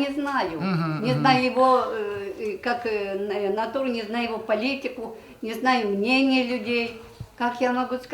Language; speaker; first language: Russian; native; Russian